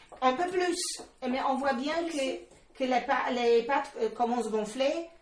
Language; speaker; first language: French; non-native, fluent; Polish